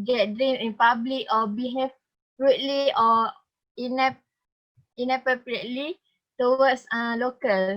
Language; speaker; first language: English; non-native, local second language; Malay